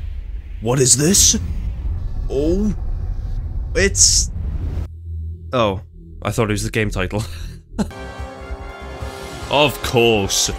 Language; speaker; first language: English; native; English